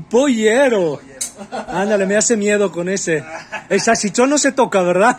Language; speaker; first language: Spanish; non-native, learner; Italian